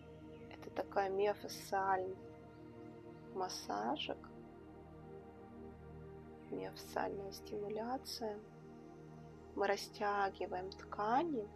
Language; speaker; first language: Russian; native; Russian